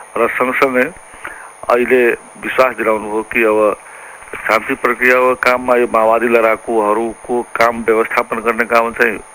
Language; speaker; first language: Nepali; non-native, local second language; Maithili